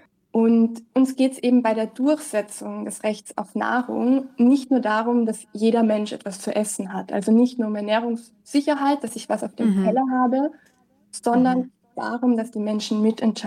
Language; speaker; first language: German; native; German